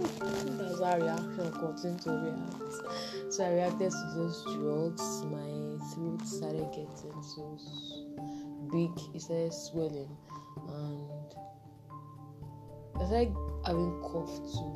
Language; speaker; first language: English; non-native, local second language; Yoruba